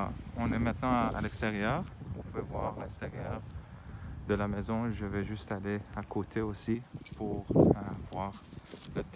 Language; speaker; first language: French; non-native, fluent; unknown